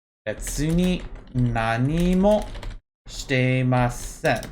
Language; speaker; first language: Japanese; non-native, learner; English